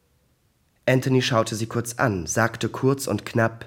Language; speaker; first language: German; native; German